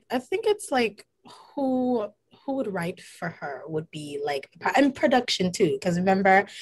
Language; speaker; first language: English; native; English